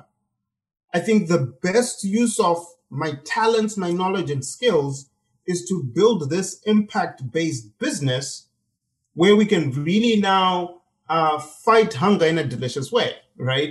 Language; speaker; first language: English; non-native, local second language; Shona